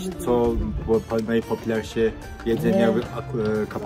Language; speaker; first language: Polish; non-native, learner; Turkish